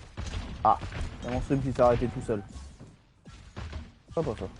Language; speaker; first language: French; native; French